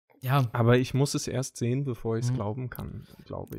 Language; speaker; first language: German; native; German